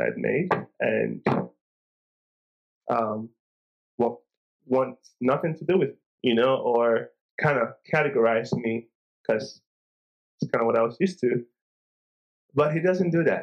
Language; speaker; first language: English; non-native, local second language; Igbo